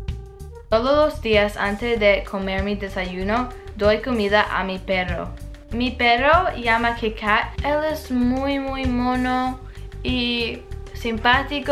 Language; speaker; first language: Spanish; non-native, learner; English